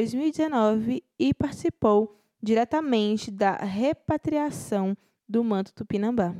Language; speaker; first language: Portuguese; native; Portuguese